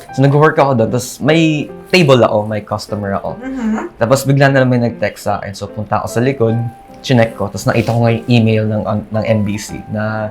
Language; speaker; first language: Filipino; early bilingual, heritage; Filipino